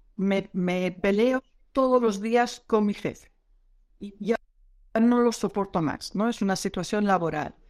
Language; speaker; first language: Spanish; non-native, fluent; Dutch